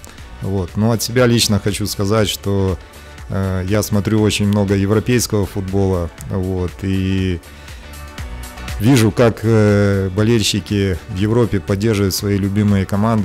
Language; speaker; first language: Russian; native; Russian